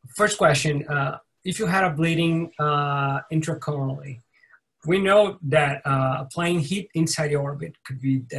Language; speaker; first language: English; non-native, fluent; Portuguese